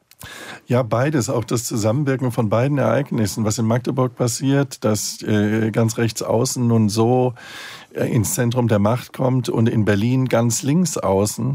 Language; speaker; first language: German; native; German